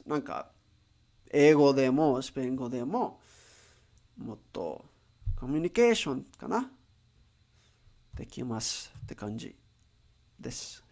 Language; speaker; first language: Japanese; non-native, learner; Spanish